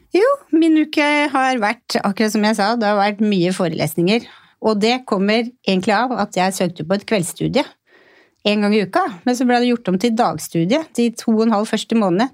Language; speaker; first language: Norwegian; native; Norwegian